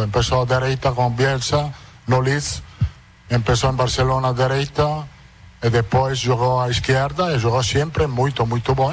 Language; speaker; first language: Portuguese; non-native, fluent; Italian